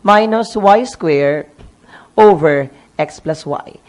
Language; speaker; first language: English; non-native, local second language; Filipino